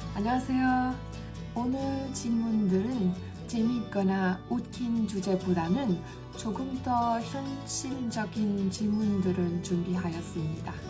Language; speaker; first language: Korean; non-native, fluent; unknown